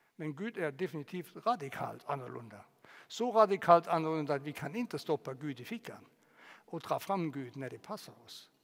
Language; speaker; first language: Swedish; non-native, fluent; German